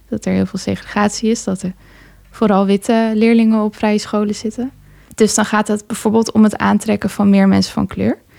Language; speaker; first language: Dutch; native; Dutch